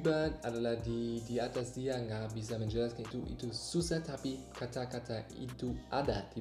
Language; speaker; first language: Indonesian; non-native, learner; German